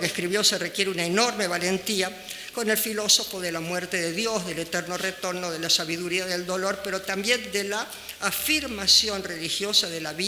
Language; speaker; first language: Spanish; native; Spanish